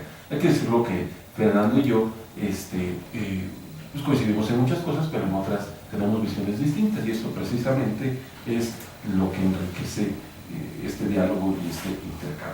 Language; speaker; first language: Spanish; native; Spanish